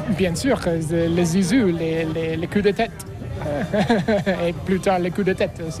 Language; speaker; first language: French; non-native, learner; English